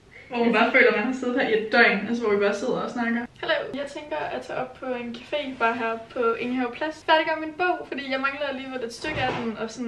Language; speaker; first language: Danish; native; Danish